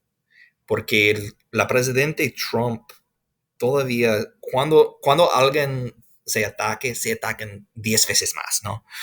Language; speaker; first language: Spanish; non-native, fluent; English